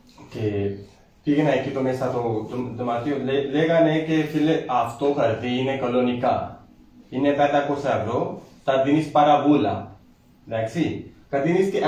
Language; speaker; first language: Greek; non-native, learner; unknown